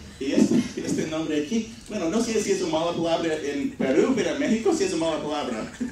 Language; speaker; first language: Spanish; non-native, fluent; English